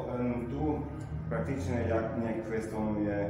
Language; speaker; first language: Polish; non-native, learner; Italian